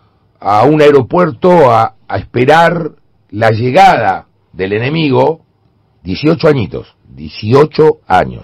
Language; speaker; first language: Spanish; native; Spanish